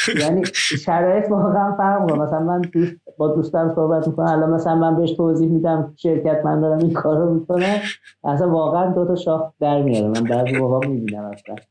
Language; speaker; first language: Persian; non-native, local second language; Azerbaijani